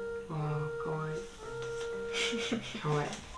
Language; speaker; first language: Japanese; non-native, learner; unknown